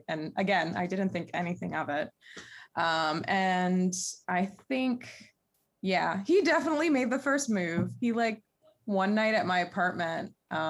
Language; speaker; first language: English; native; English